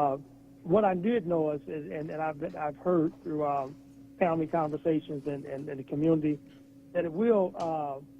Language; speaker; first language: English; native; English